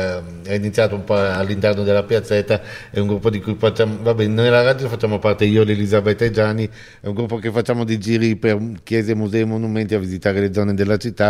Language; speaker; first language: Italian; native; Italian